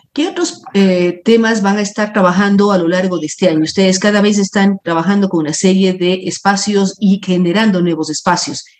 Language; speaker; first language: Spanish; native; Spanish